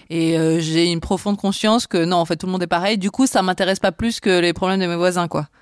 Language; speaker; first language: French; native; French